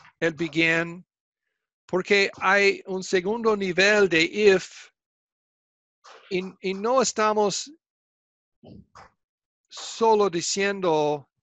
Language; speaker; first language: Spanish; non-native, fluent; English